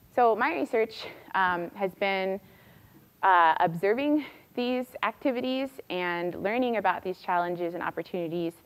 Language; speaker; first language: English; native; English